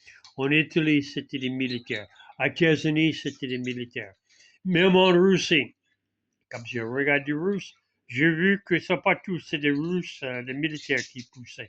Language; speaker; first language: French; non-native, fluent; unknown